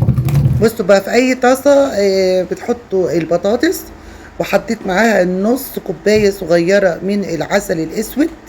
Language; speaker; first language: Arabic; native; Arabic